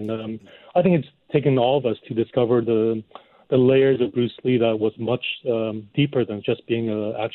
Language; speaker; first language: English; non-native, local second language; Cantonese